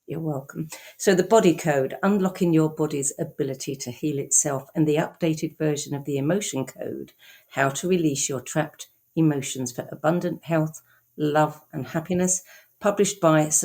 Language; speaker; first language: English; native; English